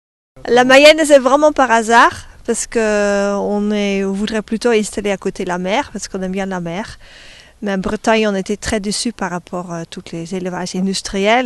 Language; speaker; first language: French; non-native, learner; Dutch